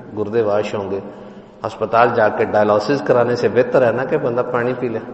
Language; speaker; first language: Urdu; non-native, local second language; Punjabi